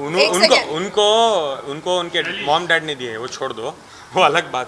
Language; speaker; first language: Hindi; native; Hindi